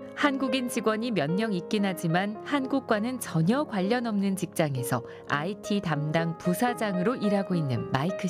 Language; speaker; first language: Korean; native; Korean